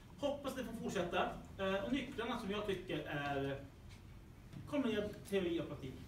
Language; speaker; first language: Swedish; native; Swedish